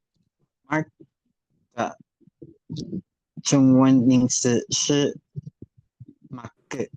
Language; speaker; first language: Chinese; non-native, learner; Filipino